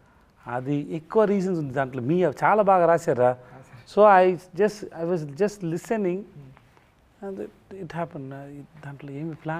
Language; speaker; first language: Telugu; non-native, learner; Tamil